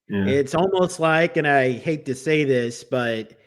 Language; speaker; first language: English; native; English